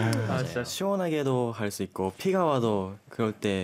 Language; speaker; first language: Korean; non-native, fluent; Japanese